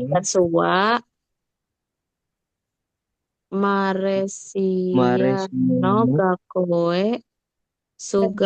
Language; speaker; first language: Japanese; non-native, learner; Indonesian